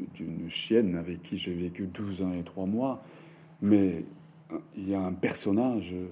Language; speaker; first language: French; non-native, fluent; Japanese